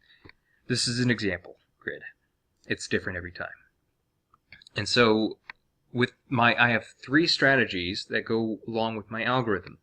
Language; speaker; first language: English; native; English